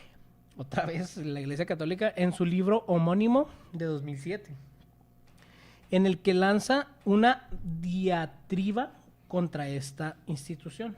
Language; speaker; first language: Spanish; native; Spanish